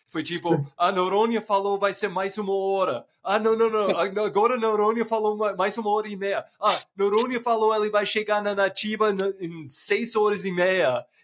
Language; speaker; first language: Portuguese; non-native, fluent; English